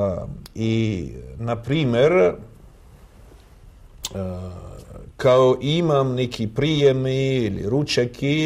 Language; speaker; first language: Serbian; non-native, learner; Russian